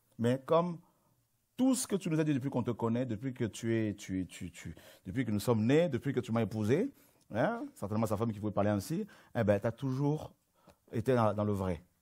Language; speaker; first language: French; non-native, local second language; Lingala